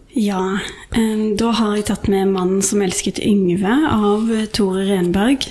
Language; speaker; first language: Norwegian; native; Norwegian